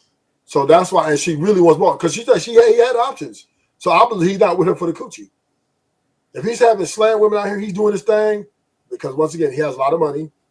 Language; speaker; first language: English; native; English